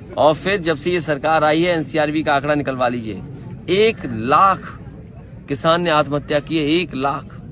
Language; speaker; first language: Hindi; native; Hindi